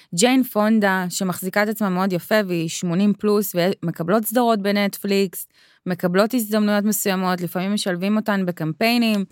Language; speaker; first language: Hebrew; early bilingual, other home language; Russian